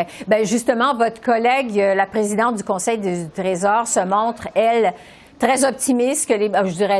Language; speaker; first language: French; native; French